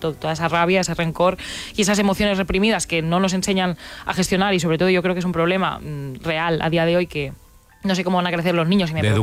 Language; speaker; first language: Spanish; native; Spanish